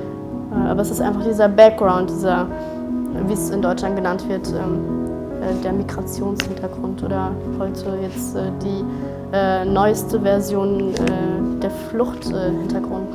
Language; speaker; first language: German; early bilingual, other home language; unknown